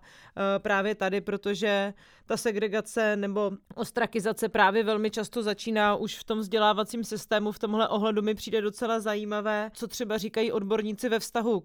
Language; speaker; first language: Czech; native; Czech